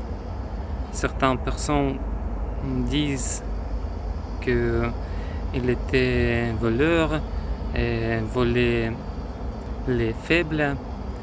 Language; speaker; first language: French; non-native, learner; Russian